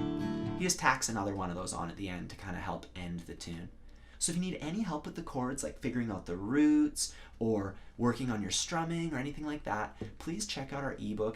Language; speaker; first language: English; native; English